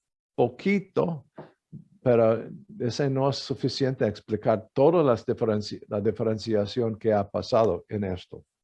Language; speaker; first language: Spanish; non-native, fluent; English